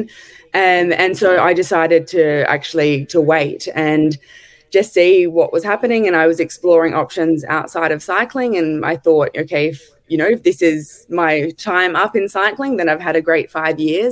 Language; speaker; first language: English; native; English